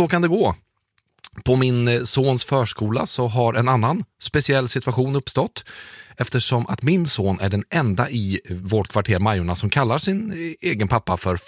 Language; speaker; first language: Swedish; native; Swedish